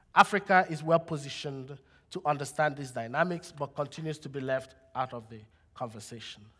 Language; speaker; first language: English; non-native, local second language; Igbo